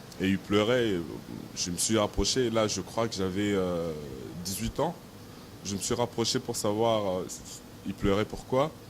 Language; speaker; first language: French; non-native, local second language; Lingala